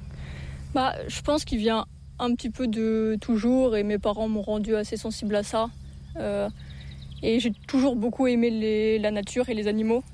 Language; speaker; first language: French; native; French